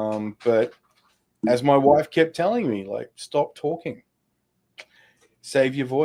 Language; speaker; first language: English; native; English